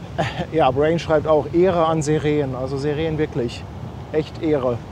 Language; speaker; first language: German; native; German